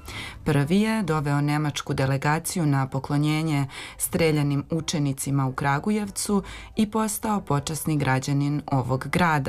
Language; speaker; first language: Serbian; native; Serbian